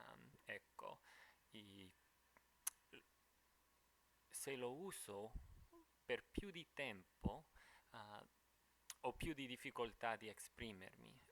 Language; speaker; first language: Italian; non-native, fluent; English